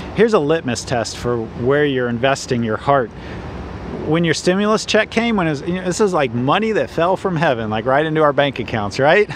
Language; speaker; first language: English; native; English